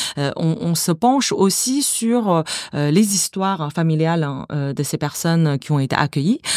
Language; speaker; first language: French; non-native, fluent; Chinese